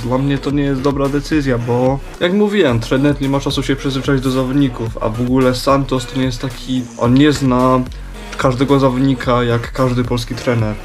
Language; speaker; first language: Polish; early bilingual, heritage; Polish